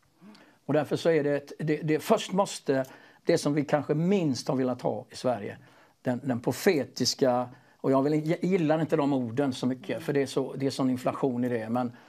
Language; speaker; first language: Swedish; native; Swedish